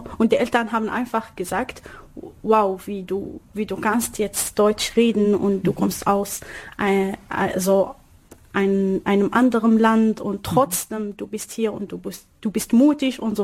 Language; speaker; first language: German; non-native, learner; Arabic